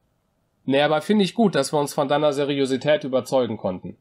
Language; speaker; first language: German; native; German